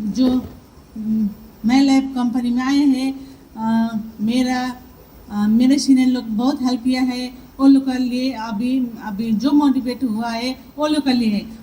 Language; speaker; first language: Hindi; non-native, local second language; Bangla